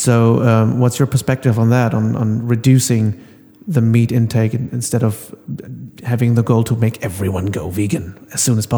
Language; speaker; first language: English; non-native, fluent; German